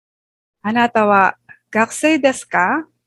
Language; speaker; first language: Japanese; non-native, fluent; Filipino